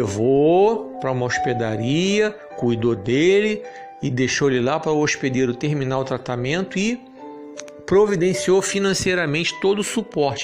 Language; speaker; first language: Portuguese; native; Portuguese